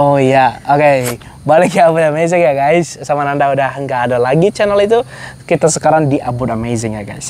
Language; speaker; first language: Indonesian; non-native, fluent; Arabic